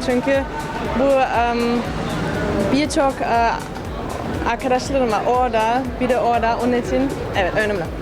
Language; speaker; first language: Turkish; non-native, fluent; German